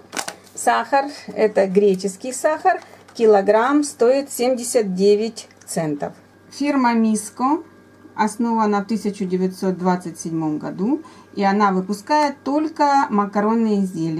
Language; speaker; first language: Russian; native; Russian